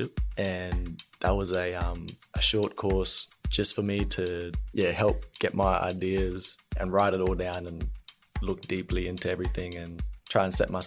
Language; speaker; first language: English; native; English